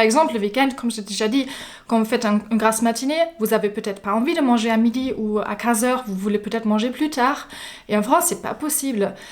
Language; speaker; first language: French; non-native, fluent; German